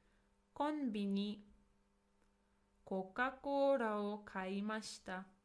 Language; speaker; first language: Japanese; non-native, fluent; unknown